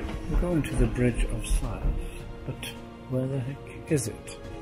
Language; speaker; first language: English; non-native, fluent; Swedish